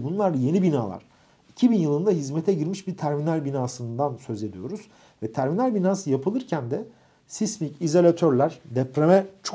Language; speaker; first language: Turkish; native; Turkish